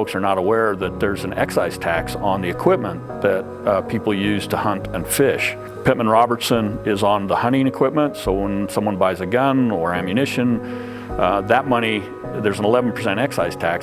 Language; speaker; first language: English; native; English